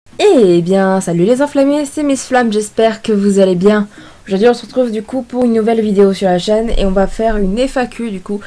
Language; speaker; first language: French; native; French